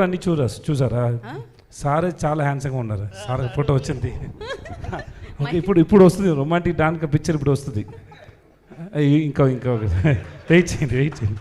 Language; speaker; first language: Telugu; non-native, learner; Tamil